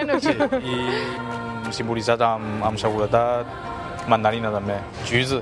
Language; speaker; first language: Catalan; non-native, fluent; Chinese